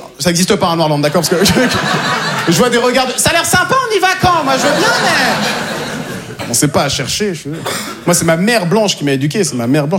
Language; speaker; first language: French; native; French